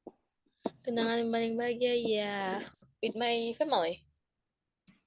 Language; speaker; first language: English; non-native, learner; Indonesian